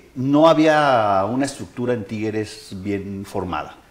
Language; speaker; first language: Spanish; native; Spanish